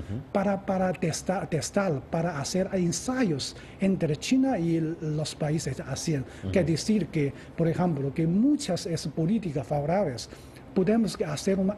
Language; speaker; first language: Spanish; non-native, fluent; Chinese